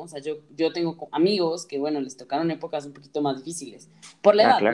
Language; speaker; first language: Spanish; native; Spanish